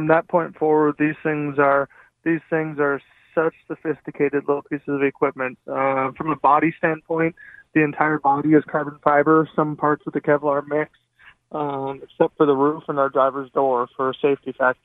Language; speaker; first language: English; native; English